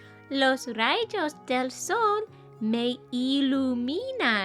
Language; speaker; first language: Spanish; non-native, fluent; English